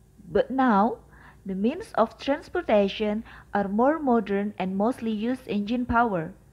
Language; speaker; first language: English; non-native, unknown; Indonesian